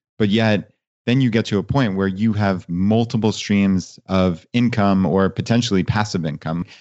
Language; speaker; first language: English; native; English